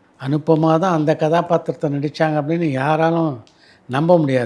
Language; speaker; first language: Tamil; native; Tamil